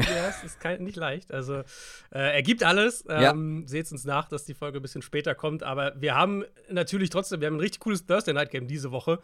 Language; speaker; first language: German; native; German